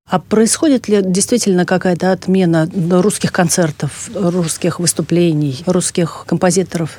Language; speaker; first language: Russian; native; Russian